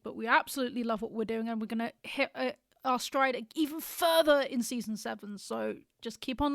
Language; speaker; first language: English; native; English